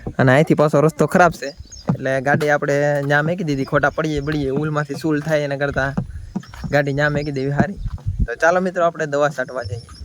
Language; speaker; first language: Gujarati; native; Gujarati